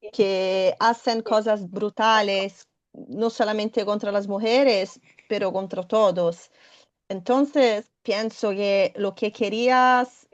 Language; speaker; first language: Spanish; non-native, fluent; Portuguese